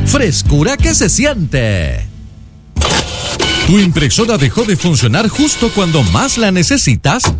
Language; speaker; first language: Spanish; native; Spanish